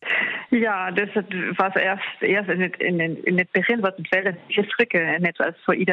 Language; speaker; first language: Dutch; non-native, fluent; German